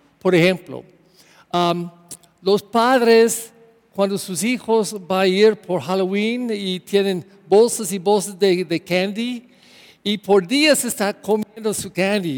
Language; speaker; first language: Spanish; non-native, learner; English